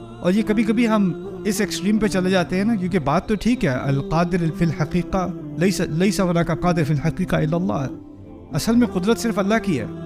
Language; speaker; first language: Urdu; early bilingual, heritage; Urdu